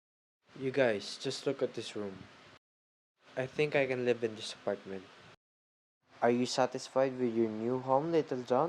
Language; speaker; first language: English; non-native, local second language; Filipino